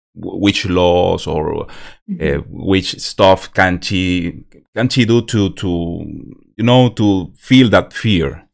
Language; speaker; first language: English; non-native, learner; Spanish